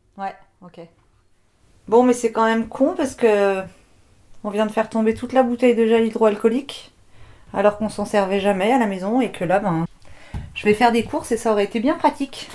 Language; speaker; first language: French; native; French